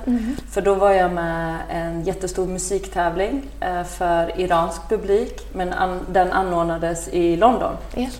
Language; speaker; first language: Swedish; early bilingual, other home language; Persian